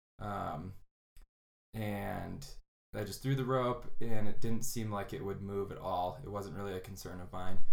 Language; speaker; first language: English; native; English